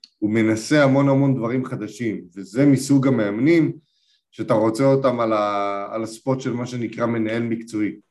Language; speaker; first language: Hebrew; native; Hebrew